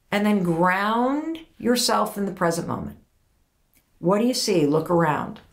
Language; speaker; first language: English; native; English